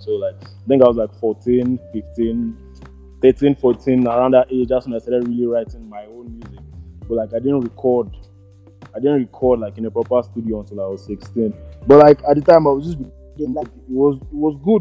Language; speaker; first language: English; non-native, local second language; Yoruba